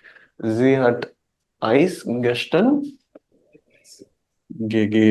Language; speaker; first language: German; non-native, fluent; Tamil